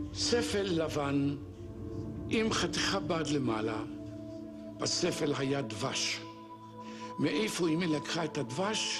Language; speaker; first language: Hebrew; non-native, fluent; Yiddish